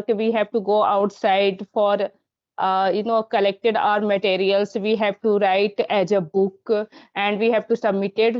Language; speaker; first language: English; non-native, learner; Hindi